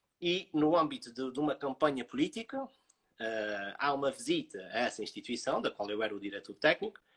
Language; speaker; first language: Portuguese; native; Portuguese